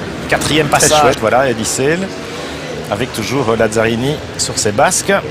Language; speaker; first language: French; native; French